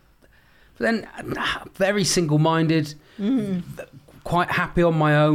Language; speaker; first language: English; native; English